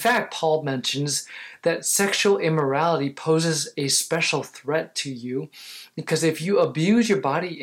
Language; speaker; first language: English; native; English